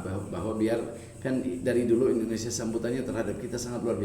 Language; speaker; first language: Indonesian; non-native, fluent; English